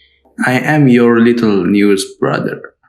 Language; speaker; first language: English; non-native, learner; Indonesian